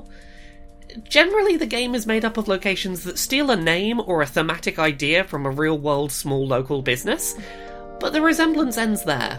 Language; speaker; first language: English; native; English